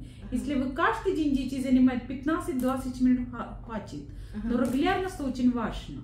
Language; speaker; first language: Russian; non-native, learner; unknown